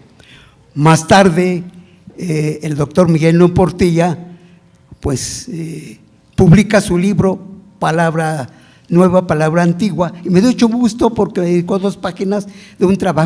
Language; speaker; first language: Spanish; non-native, local second language; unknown